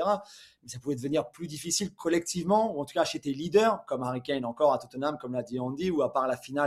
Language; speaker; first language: French; native; French